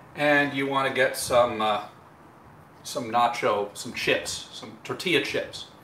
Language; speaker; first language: English; native; English